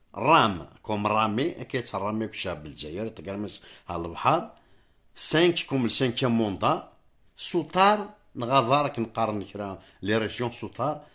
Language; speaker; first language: French; non-native, local second language; Arabic